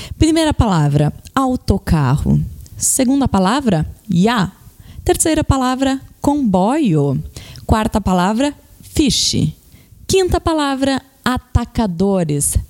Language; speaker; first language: Portuguese; native; Portuguese